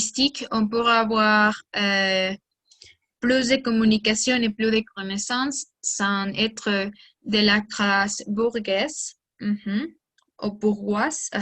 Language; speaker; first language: French; non-native, learner; Spanish